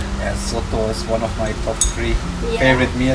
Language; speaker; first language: English; non-native, fluent; German